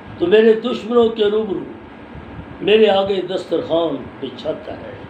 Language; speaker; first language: Urdu; non-native, local second language; Punjabi